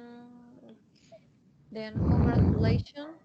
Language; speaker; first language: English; non-native, learner; Spanish